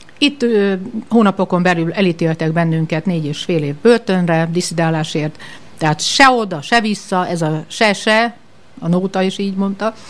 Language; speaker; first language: Hungarian; native; Hungarian